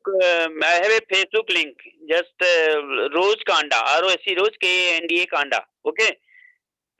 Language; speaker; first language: English; non-native, learner; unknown